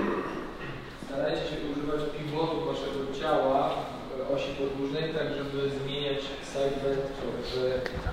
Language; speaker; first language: Polish; native; Polish